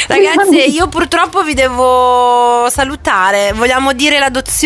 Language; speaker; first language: Italian; native; Italian